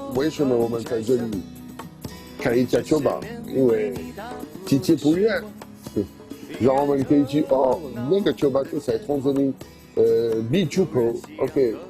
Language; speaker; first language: Chinese; non-native, fluent; French